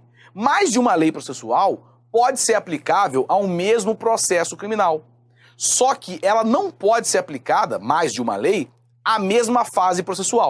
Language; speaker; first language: Portuguese; native; Portuguese